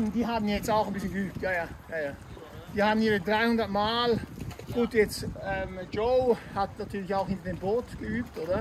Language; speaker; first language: German; native; German